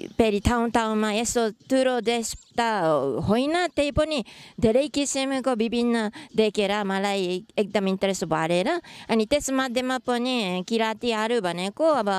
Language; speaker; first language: Nepali; non-native, fluent; Japanese